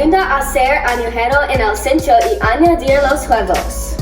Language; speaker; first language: Spanish; non-native, learner; English